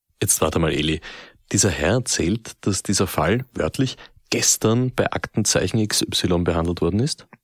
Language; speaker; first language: German; native; German